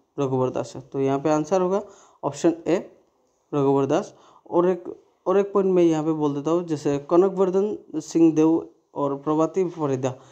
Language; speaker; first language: Hindi; non-native, local second language; Bangla